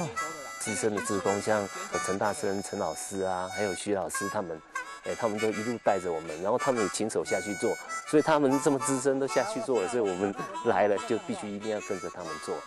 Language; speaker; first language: Chinese; native; Chinese